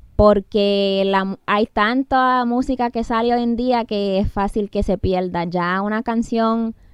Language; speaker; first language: Spanish; early bilingual, heritage; Spanish